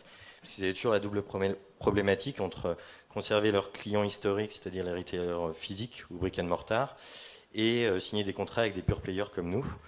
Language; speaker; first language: French; native; French